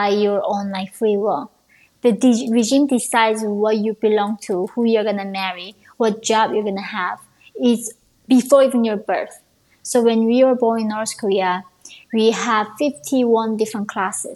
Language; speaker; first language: English; non-native, fluent; Korean